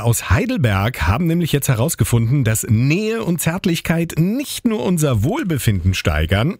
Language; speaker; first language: German; native; German